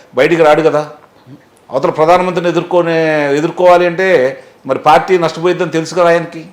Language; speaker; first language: Telugu; native; Telugu